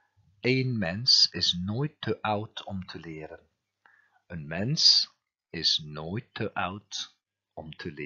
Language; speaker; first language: Dutch; non-native, fluent; Turkish